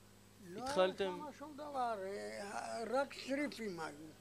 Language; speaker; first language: Hebrew; non-native, fluent; Arabic